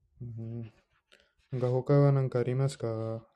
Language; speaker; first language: Japanese; non-native, fluent; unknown